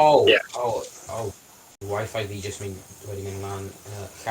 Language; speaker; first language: Welsh; non-native, local second language; English